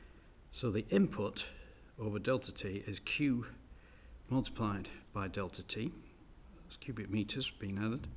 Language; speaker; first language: English; native; English